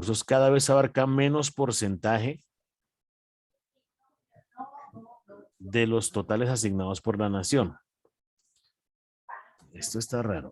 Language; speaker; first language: Spanish; native; Spanish